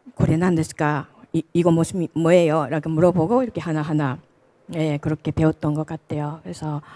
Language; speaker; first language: Korean; non-native, fluent; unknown